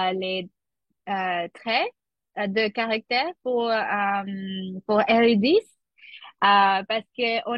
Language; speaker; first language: French; non-native, learner; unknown